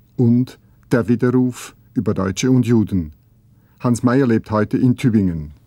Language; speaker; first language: German; native; German